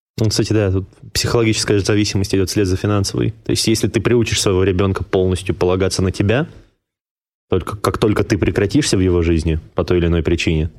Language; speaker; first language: Russian; native; Russian